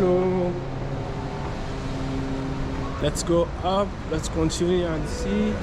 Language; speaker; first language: English; non-native, fluent; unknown